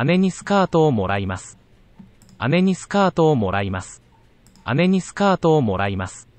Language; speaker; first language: Japanese; non-native, learner; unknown